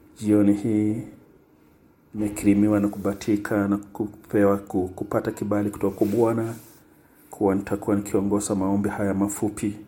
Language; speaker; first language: Swahili; non-native, local second language; Luyia